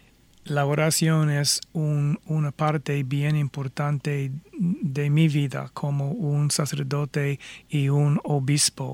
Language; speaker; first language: Spanish; non-native, fluent; English